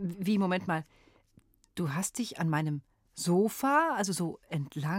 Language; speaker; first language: German; native; German